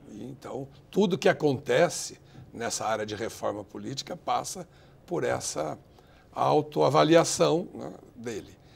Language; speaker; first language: Portuguese; native; Portuguese